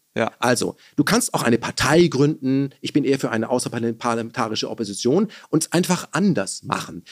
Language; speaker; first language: German; early bilingual, other home language; Persian